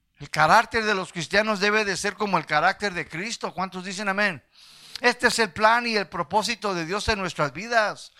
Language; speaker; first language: Spanish; early bilingual, heritage; Spanish